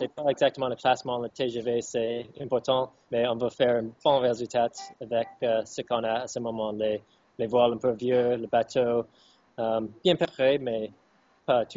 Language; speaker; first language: French; non-native, fluent; English